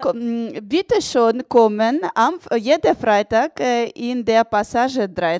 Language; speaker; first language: German; non-native, learner; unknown